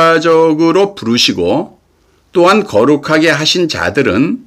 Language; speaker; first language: Korean; native; Korean